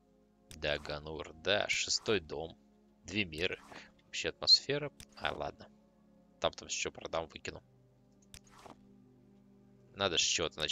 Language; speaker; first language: Russian; native; Russian